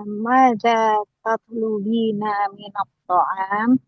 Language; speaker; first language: Arabic; non-native, learner; Indonesian